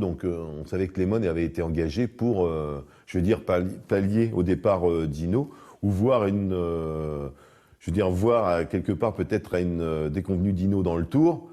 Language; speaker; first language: French; native; French